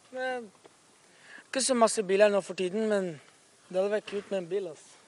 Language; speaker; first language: Norwegian; early bilingual, other home language; Arabic